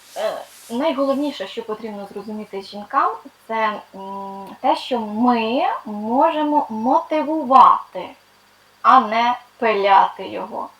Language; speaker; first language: Ukrainian; non-native, local second language; Russian